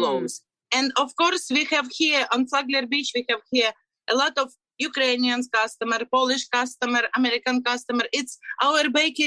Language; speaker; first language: English; non-native, learner; Ukrainian